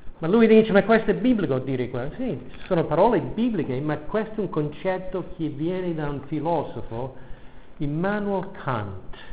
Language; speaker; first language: Italian; non-native, fluent; English